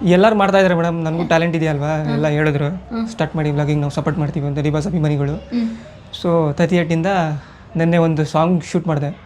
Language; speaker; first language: Kannada; non-native, fluent; Nepali